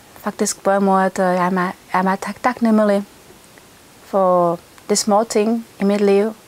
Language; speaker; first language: Danish; non-native, fluent; Czech